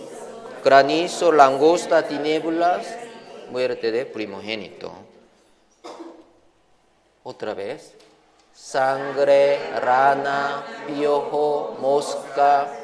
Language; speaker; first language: Spanish; non-native, learner; Korean